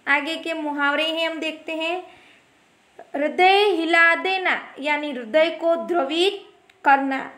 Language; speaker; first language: Hindi; non-native, local second language; Gujarati